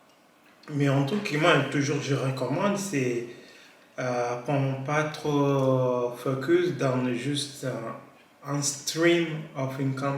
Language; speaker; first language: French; non-native, learner; Kabuverdianu